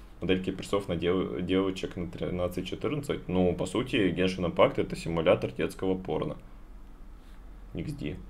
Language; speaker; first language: Russian; native; Russian